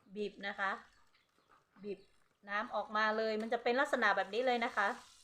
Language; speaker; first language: Thai; non-native, local second language; Hmong